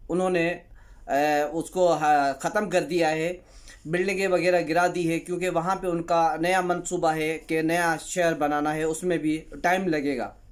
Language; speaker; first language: Urdu; non-native, local second language; Sindhi